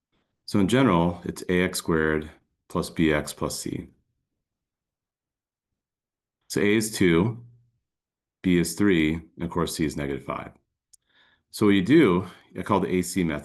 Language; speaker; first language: English; native; English